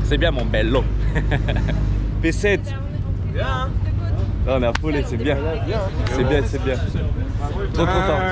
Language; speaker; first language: French; native; French